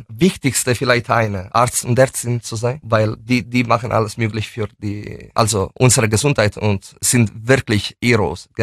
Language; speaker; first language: German; non-native, fluent; Italian